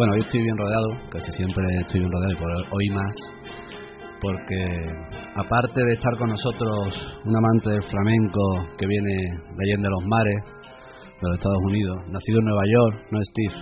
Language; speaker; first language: Spanish; native; Spanish